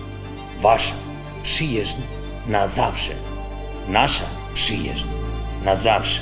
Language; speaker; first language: Polish; non-native, learner; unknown